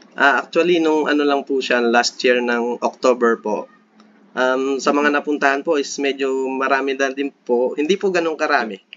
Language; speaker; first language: Filipino; non-native, local second language; Pampanga